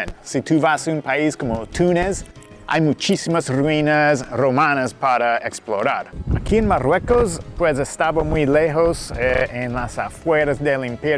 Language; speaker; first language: Spanish; non-native, fluent; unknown